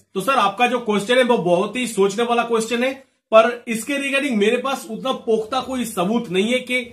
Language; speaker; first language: Hindi; non-native, local second language; Bangla